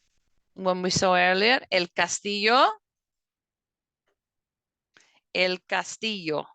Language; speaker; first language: Spanish; non-native, fluent; English